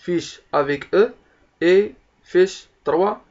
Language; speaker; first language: French; non-native, local second language; Arabic